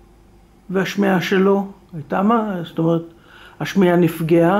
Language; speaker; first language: Hebrew; native; Hebrew